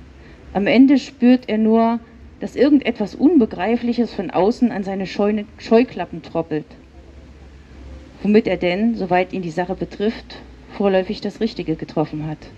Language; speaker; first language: German; native; German